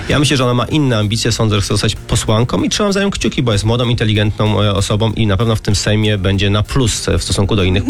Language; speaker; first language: Polish; native; Polish